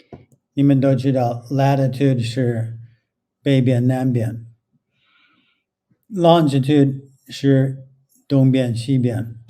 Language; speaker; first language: Chinese; non-native, fluent; English